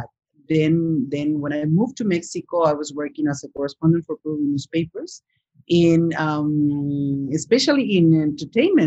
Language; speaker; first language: English; non-native, fluent; Spanish